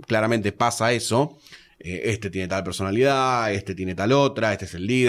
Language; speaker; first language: Spanish; native; Spanish